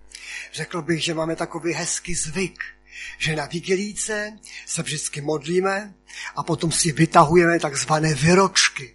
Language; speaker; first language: Czech; non-native, local second language; Polish